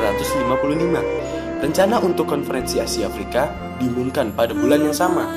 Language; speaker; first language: Indonesian; native; Indonesian